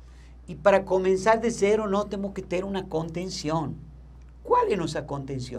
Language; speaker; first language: Portuguese; non-native, learner; Spanish